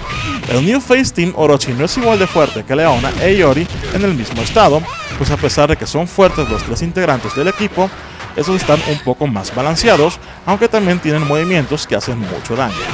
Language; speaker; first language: Spanish; native; Spanish